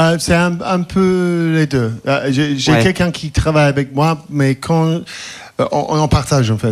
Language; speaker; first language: French; non-native, fluent; English